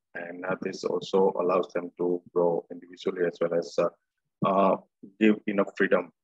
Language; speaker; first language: English; non-native, local second language; Gujarati